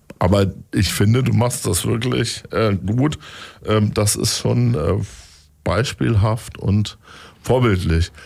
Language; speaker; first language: German; native; German